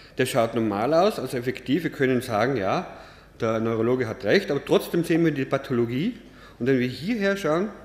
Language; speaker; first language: German; native; German